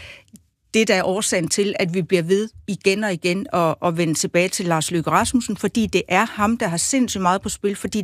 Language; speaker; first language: Danish; native; Danish